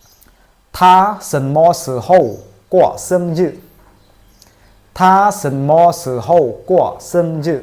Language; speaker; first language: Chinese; non-native, fluent; Khmer